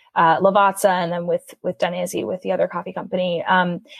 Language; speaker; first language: English; native; English